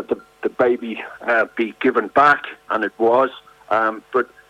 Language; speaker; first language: English; native; English